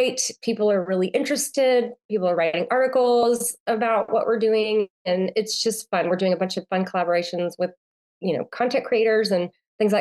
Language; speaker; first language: English; native; English